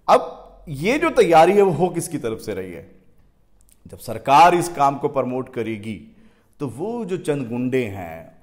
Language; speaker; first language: Hindi; native; Hindi